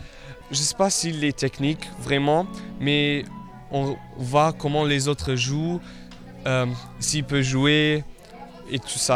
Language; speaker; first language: French; non-native, local second language; Luxembourgish